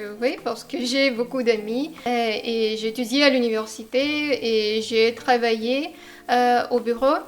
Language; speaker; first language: French; non-native, fluent; Russian